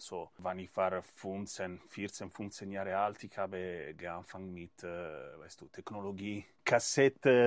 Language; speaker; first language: German; non-native, learner; Italian